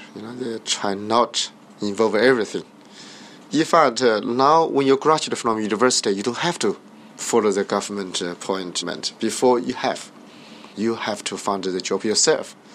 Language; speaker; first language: English; non-native, learner; Chinese